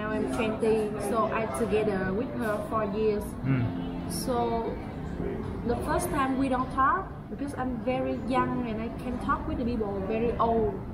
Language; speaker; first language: English; non-native, learner; Vietnamese